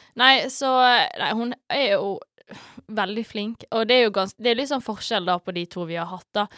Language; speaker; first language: Norwegian; early bilingual, other home language; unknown